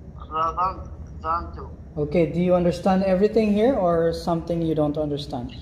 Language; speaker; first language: English; non-native, fluent; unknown